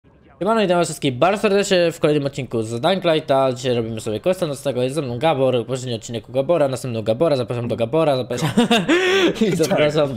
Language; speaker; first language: Polish; native; Polish